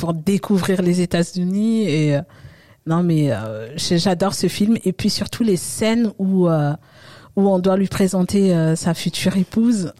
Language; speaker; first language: French; early bilingual, other home language; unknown